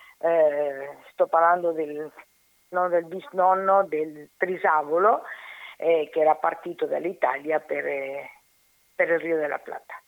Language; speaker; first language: Italian; non-native, fluent; Spanish